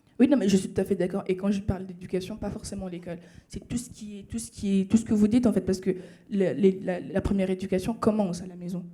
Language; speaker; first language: French; early bilingual, other home language; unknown